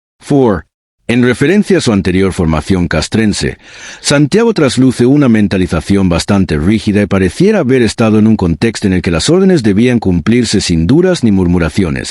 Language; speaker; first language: Spanish; native; Spanish